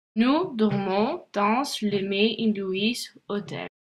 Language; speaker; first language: French; non-native, learner; Dutch